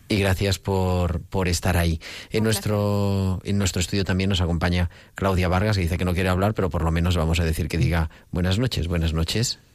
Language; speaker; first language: Spanish; native; Spanish